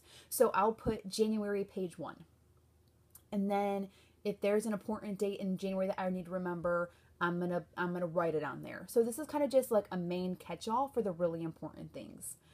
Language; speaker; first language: English; native; English